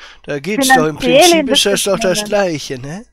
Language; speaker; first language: German; native; German